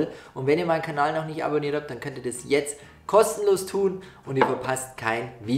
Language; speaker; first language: German; native; German